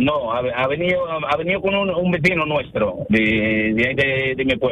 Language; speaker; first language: Spanish; early bilingual, other home language; Arabic